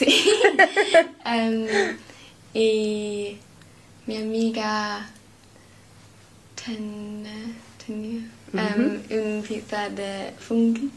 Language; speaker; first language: Spanish; non-native, learner; English